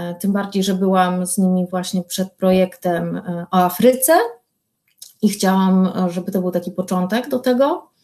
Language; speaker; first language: Polish; native; Polish